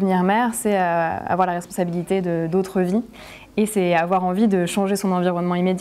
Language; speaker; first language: French; native; French